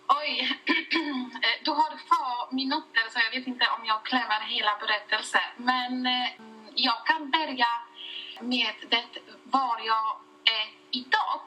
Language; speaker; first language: Swedish; non-native, fluent; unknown